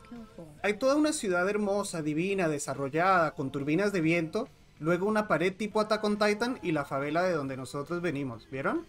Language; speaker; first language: Spanish; native; Spanish